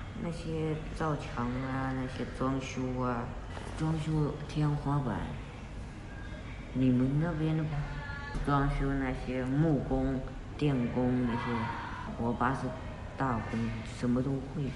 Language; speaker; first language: Chinese; non-native, local second language; Uyghur